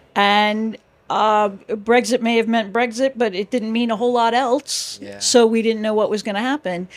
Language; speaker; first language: English; native; English